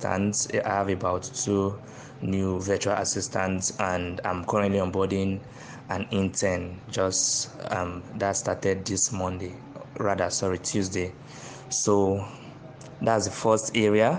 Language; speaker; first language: English; non-native, local second language; Igbo